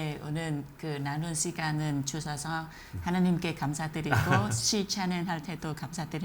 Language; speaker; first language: Korean; non-native, fluent; Vietnamese